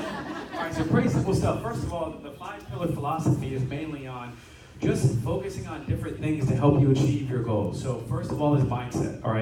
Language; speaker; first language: English; native; English